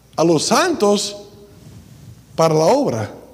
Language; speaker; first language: Spanish; non-native, fluent; English